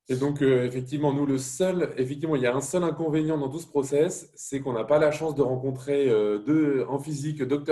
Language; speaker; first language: French; native; French